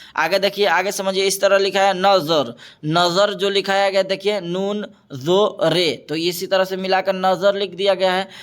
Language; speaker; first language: Hindi; native; Hindi